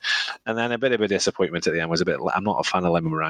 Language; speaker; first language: English; native; English